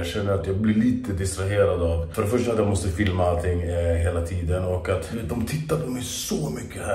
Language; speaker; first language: Swedish; native; Swedish